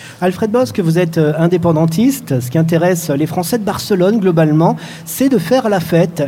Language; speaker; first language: French; native; French